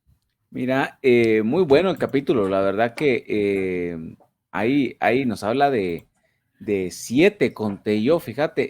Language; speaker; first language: Spanish; native; Spanish